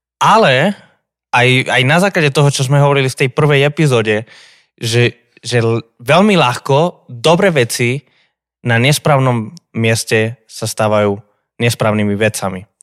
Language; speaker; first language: Slovak; non-native, fluent; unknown